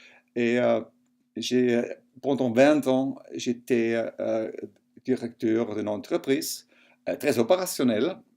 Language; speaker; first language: French; non-native, fluent; German